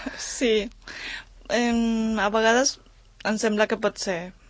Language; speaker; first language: Catalan; non-native, learner; Spanish